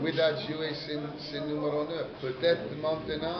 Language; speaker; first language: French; non-native, learner; Spanish